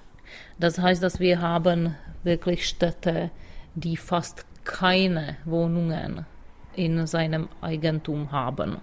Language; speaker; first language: German; non-native, fluent; Czech